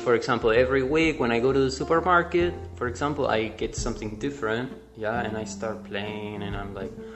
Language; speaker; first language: English; non-native, fluent; Spanish